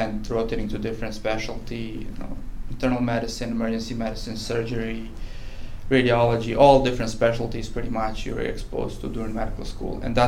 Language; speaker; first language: English; non-native, fluent; Bosnian